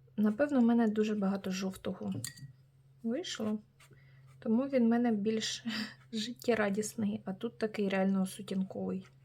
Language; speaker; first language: Ukrainian; native; Ukrainian